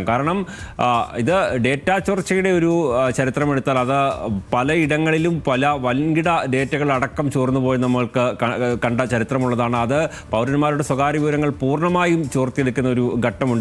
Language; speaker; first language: Malayalam; native; Malayalam